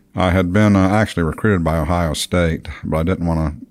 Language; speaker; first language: English; native; English